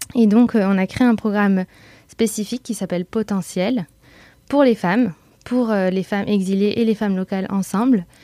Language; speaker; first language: French; native; French